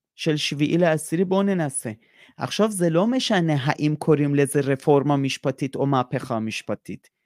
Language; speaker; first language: Hebrew; non-native, fluent; Persian